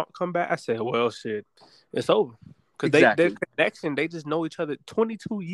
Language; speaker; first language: English; native; English